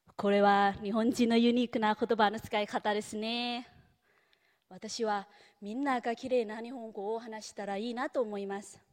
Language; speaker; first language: Japanese; non-native, fluent; Thai